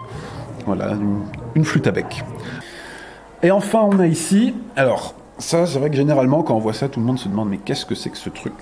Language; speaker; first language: French; native; French